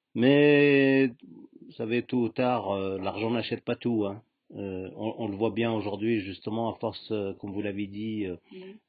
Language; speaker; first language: French; native; French